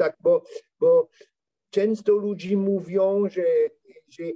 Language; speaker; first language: Polish; non-native, learner; French